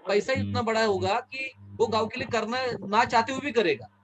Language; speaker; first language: Hindi; non-native, local second language; Marathi